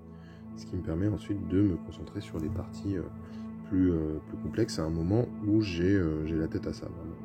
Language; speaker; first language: French; native; French